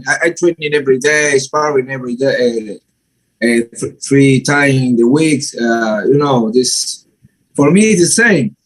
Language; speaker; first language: English; non-native, learner; Spanish